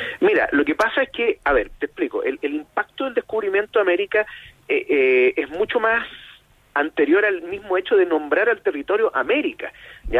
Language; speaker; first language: Spanish; native; Spanish